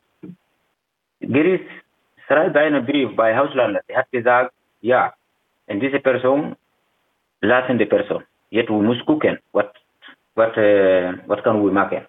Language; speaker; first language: German; non-native, learner; Fula